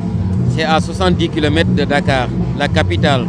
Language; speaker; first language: French; non-native, local second language; Wolof